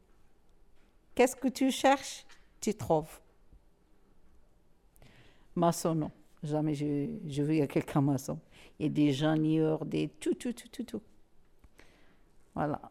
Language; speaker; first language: French; non-native, learner; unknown